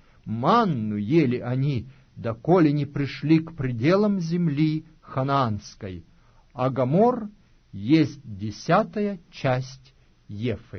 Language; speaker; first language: Russian; native; Russian